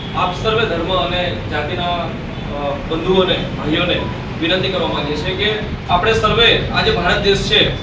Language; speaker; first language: Gujarati; non-native, local second language; Bhili